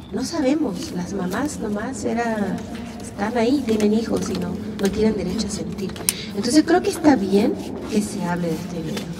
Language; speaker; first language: Spanish; native; Spanish